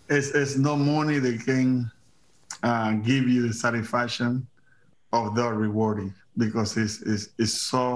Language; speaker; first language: English; non-native, fluent; Spanish